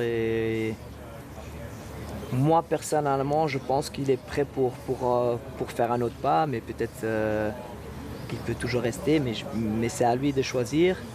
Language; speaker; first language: French; non-native, local second language; Dutch